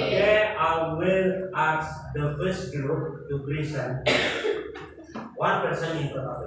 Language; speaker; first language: English; non-native, learner; Indonesian